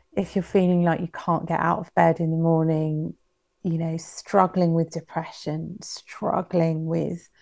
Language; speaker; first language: English; native; English